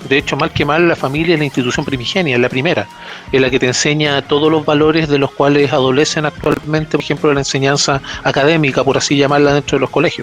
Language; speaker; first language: Spanish; native; Spanish